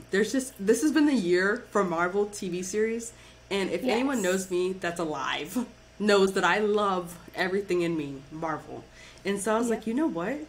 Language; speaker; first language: English; native; English